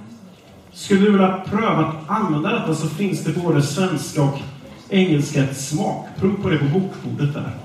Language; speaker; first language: Swedish; non-native, fluent; English